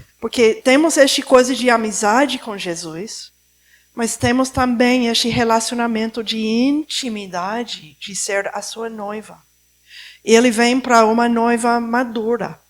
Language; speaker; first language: Portuguese; non-native, fluent; Spanish